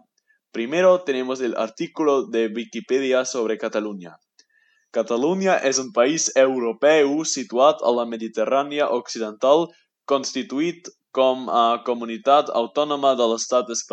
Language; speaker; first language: Spanish; non-native, learner; German